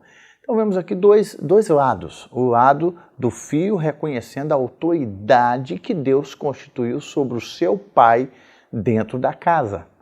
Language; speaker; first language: Portuguese; native; Portuguese